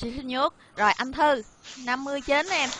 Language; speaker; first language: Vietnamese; native; Vietnamese